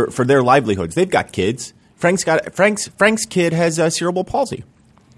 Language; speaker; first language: English; native; English